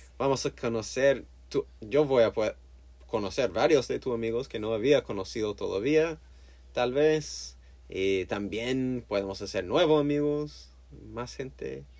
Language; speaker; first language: Spanish; non-native, learner; English